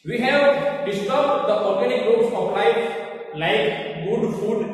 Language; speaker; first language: English; non-native, local second language; Gujarati